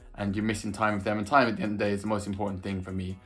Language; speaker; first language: English; native; English